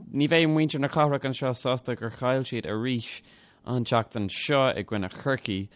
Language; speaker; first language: Irish; non-native, local second language; English